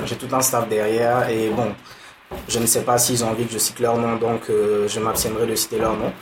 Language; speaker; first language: French; non-native, local second language; Dyula